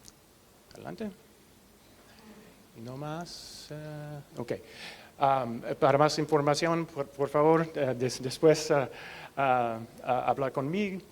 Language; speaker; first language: Spanish; non-native, learner; English